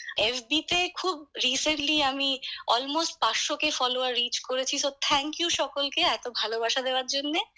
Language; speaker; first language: Bangla; native; Bangla